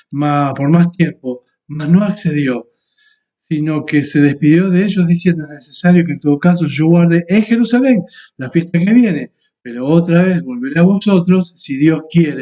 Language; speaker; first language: Spanish; native; Spanish